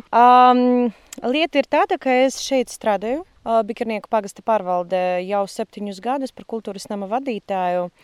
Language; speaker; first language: Latvian; non-native, local second language; Russian